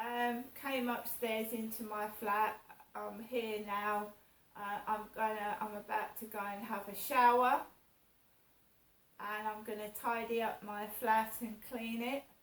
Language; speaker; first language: English; native; English